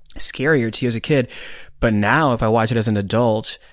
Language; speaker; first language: English; non-native, local second language; Hindi